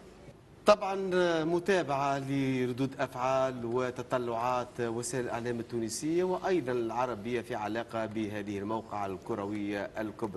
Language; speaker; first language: Arabic; native; Arabic